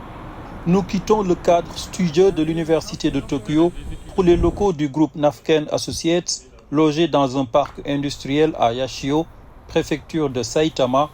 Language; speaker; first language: French; native; French